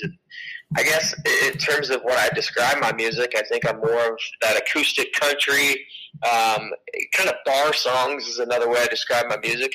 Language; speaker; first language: English; native; English